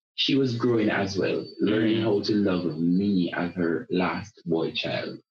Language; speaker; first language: English; non-native, local second language; Jamaican Creole English